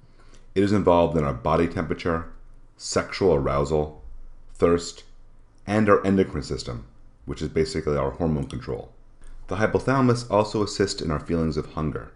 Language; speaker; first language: English; native; English